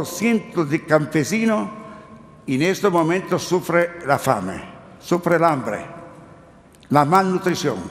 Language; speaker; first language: Spanish; non-native, learner; Italian